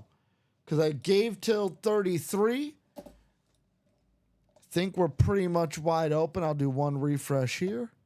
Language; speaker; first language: English; native; English